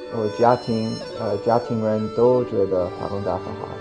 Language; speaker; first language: Chinese; non-native, learner; English